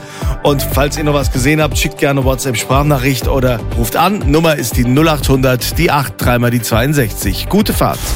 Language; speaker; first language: German; native; German